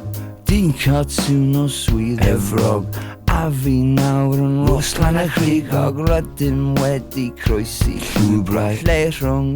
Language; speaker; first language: Welsh; non-native, learner; English